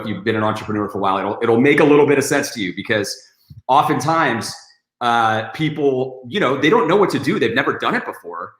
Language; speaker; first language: English; native; English